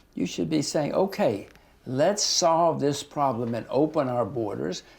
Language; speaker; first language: English; native; English